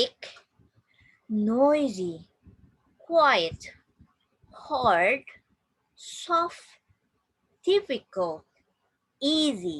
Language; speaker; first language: English; non-native, fluent; Indonesian